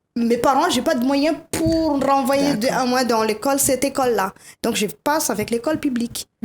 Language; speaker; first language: French; non-native, local second language; Malagasy